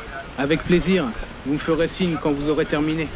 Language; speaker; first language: French; native; French